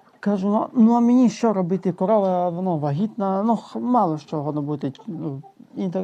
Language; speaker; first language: Ukrainian; native; Ukrainian